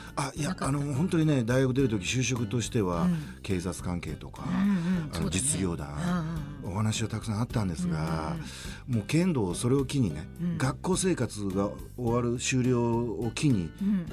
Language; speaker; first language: Japanese; native; Japanese